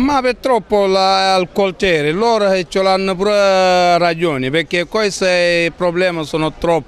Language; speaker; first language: Italian; non-native, fluent; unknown